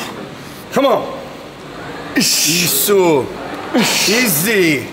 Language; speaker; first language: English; non-native, learner; Portuguese